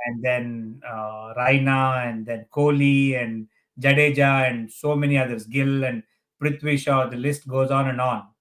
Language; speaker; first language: English; non-native, local second language; Hindi